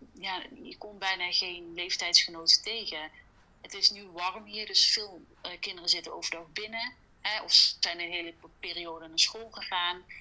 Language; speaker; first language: Dutch; native; Dutch